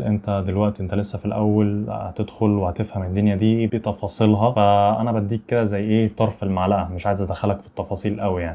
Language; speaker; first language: Arabic; native; Arabic